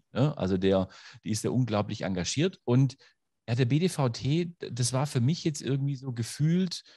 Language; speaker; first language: German; native; German